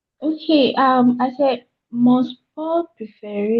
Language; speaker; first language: French; non-native, learner; Yoruba